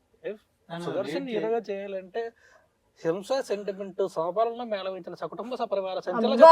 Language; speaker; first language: Telugu; native; Telugu